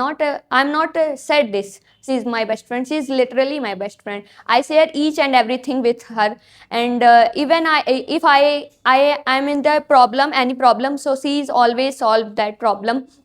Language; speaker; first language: English; non-native, learner; Hindi